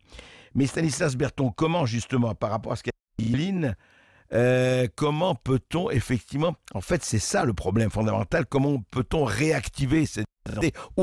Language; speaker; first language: French; native; French